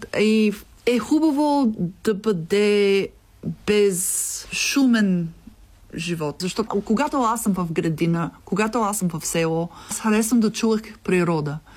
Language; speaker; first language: Bulgarian; non-native, learner; English